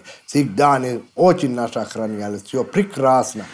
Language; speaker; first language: Russian; non-native, fluent; Sinhala